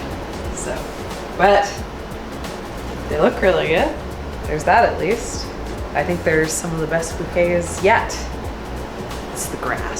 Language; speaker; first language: English; native; English